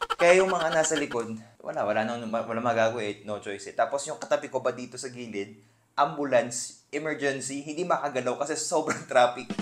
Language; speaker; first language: Filipino; non-native, fluent; Korean